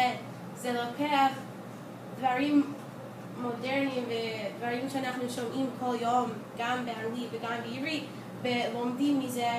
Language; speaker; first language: Hebrew; early bilingual, other home language; English